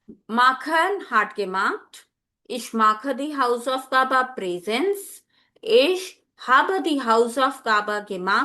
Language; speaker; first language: German; non-native, learner; Hindi